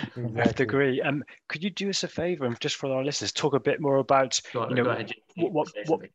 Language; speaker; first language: English; native; English